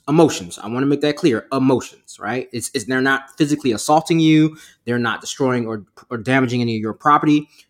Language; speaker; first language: English; native; English